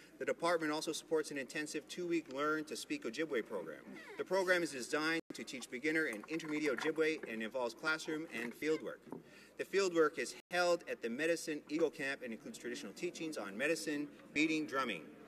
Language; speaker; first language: English; native; English